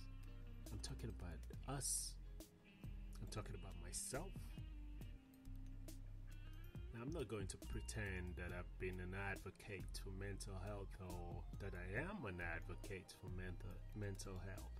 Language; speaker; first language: English; non-native, local second language; Krio